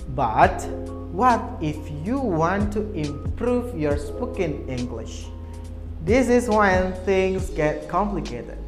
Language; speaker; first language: English; non-native, fluent; Indonesian